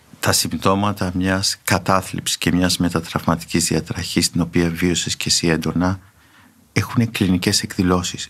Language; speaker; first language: Greek; native; Greek